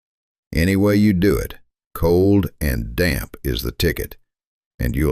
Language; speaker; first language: English; native; English